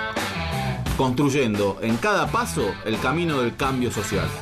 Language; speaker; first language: Spanish; native; Spanish